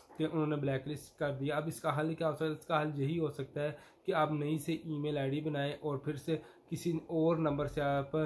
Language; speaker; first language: Urdu; non-native, local second language; Punjabi